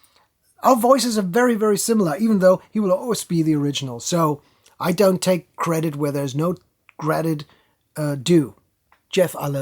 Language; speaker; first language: English; non-native, fluent; German